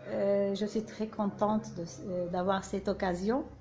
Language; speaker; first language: French; non-native, fluent; Turkish